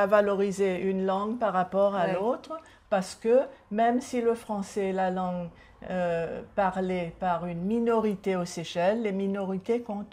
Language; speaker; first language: French; non-native, local second language; Seselwa Creole French